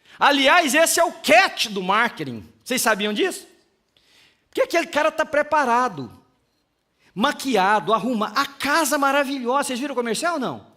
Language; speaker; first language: Portuguese; native; Portuguese